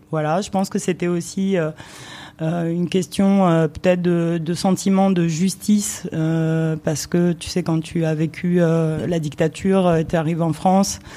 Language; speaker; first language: French; early bilingual, other home language; Romanian